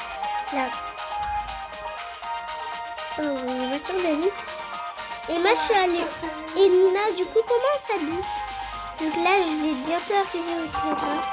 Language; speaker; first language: French; native; French